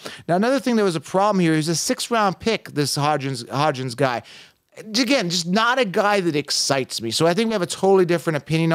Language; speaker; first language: English; native; English